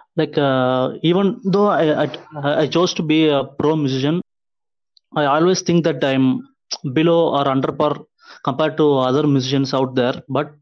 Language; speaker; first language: English; non-native, local second language; Tamil